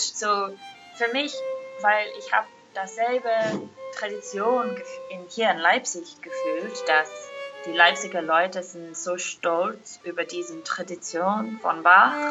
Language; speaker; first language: German; non-native, learner; English